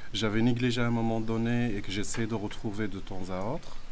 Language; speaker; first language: French; non-native, local second language; Arabic